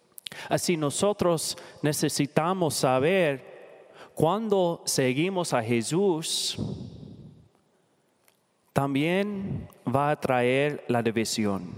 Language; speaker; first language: Spanish; non-native, learner; English